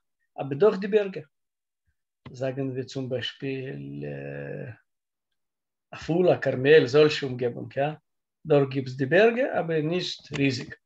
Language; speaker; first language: German; non-native, learner; Russian